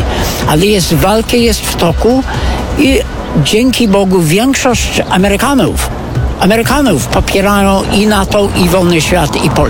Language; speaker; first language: Polish; non-native, fluent; English